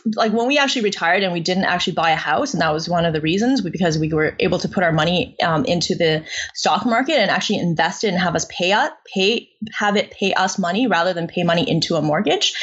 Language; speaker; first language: English; non-native, fluent; Chinese